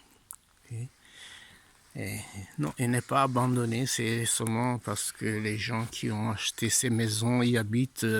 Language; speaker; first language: French; non-native, fluent; Italian